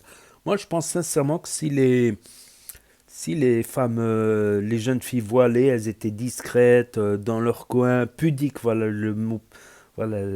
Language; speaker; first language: French; native; French